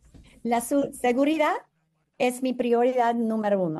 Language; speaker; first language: Spanish; non-native, fluent; English